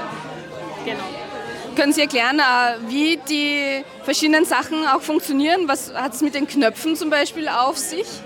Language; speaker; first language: German; native; German